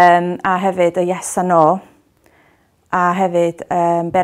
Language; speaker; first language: Welsh; native; Welsh